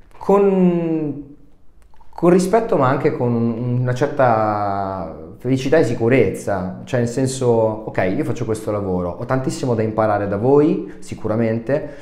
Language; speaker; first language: Italian; native; Italian